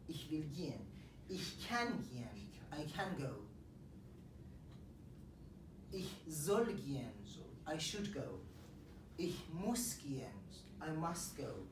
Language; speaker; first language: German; non-native, fluent; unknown